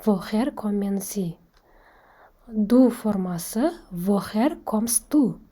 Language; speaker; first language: German; non-native, fluent; Kazakh